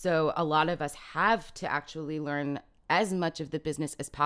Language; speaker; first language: English; native; English